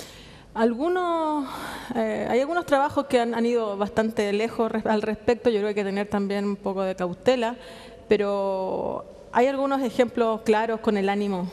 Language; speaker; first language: Spanish; native; Spanish